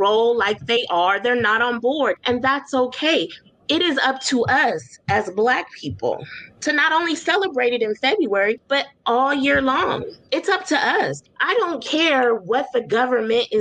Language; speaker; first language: English; native; English